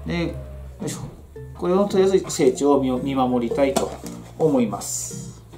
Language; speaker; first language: Japanese; native; Japanese